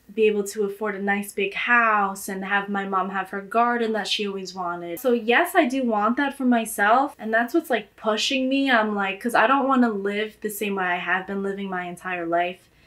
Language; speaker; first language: English; native; English